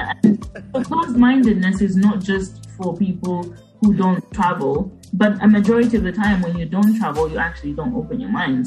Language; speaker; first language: English; non-native, local second language; Bemba